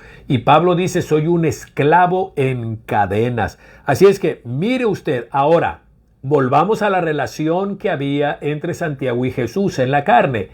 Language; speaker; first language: Spanish; native; Spanish